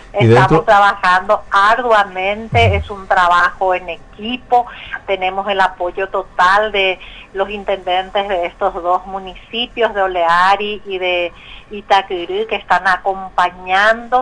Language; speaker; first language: Spanish; native; Spanish